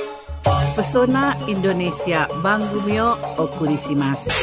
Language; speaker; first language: Japanese; non-native, fluent; Indonesian